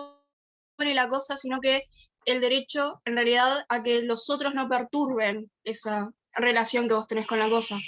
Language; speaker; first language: Spanish; native; Spanish